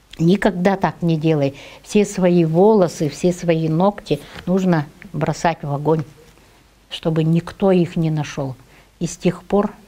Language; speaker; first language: Russian; non-native, local second language; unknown